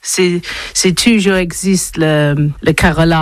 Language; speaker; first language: French; non-native, learner; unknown